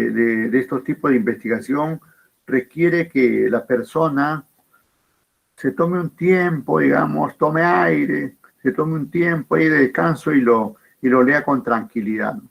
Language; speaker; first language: Spanish; native; Spanish